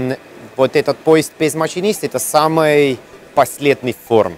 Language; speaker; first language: Russian; non-native, learner; German